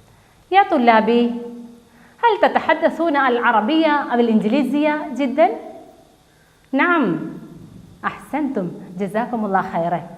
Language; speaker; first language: Arabic; non-native, fluent; Malayalam